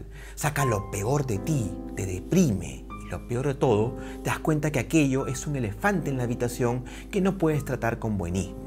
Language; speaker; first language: Spanish; native; Spanish